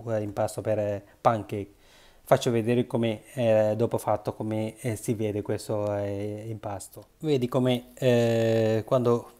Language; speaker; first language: Italian; non-native, learner; Sinhala